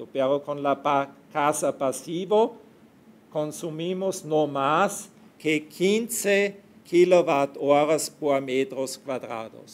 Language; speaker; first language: Spanish; non-native, fluent; German